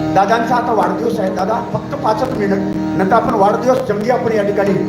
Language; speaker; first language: Marathi; non-native, local second language; Konkani